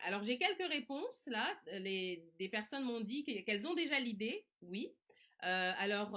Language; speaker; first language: French; native; French